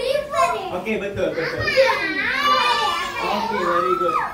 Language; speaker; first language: English; non-native, local second language; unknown